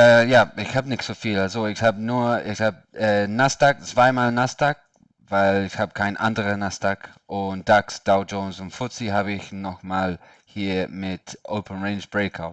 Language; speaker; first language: German; non-native, learner; English